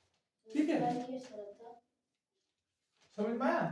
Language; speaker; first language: Hindi; native; Hindi